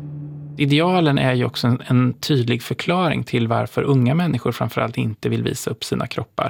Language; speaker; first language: Swedish; native; Swedish